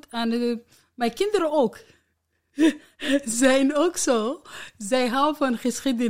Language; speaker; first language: Dutch; non-native, learner; Arabic